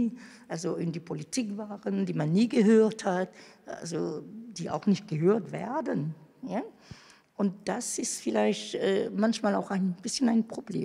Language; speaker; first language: German; non-native, fluent; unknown